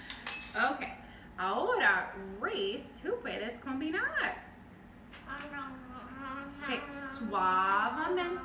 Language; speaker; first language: Spanish; non-native, learner; English